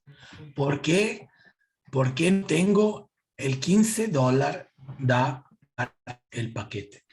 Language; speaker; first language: Spanish; non-native, learner; Italian